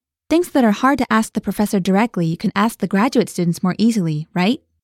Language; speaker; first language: English; native; English